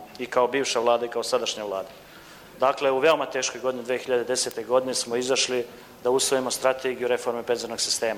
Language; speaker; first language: Croatian; native; Croatian